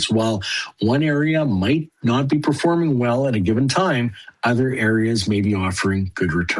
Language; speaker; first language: English; native; English